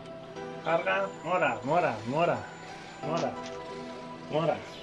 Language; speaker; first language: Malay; non-native, learner; Spanish